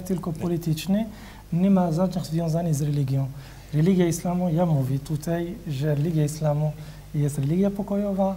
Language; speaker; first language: Polish; non-native, learner; Arabic